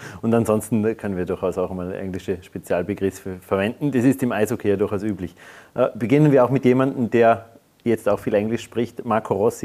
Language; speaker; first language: German; native; German